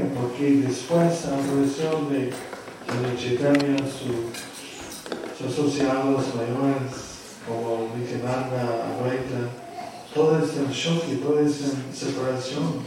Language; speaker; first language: Spanish; non-native, fluent; English